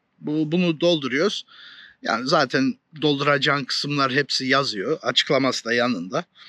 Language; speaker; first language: Turkish; native; Turkish